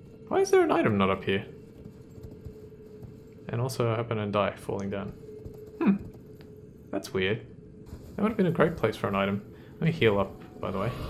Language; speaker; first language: English; native; English